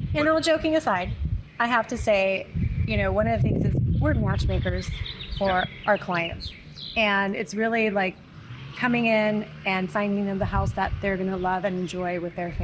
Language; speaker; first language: English; native; English